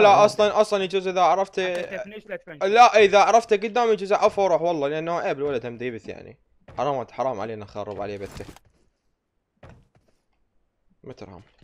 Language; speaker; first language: Arabic; native; Arabic